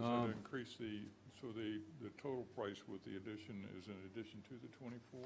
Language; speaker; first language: English; native; English